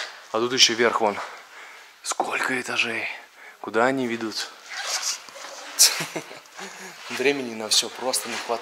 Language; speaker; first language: Russian; native; Russian